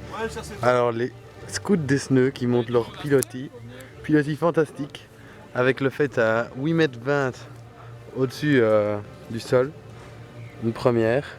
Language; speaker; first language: French; native; French